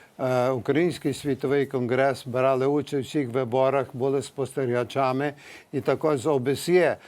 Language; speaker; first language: Ukrainian; early bilingual, heritage; Ukrainian